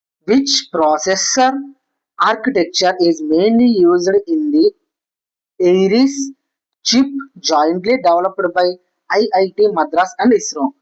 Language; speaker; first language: English; non-native, local second language; Telugu